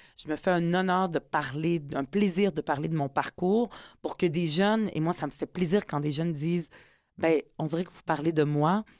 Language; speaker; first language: French; early bilingual, other home language; Arabic